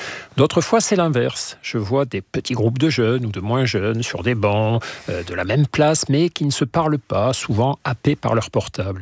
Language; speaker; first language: French; native; French